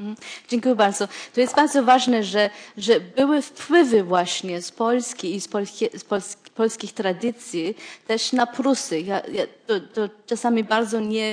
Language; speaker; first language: Polish; non-native, fluent; German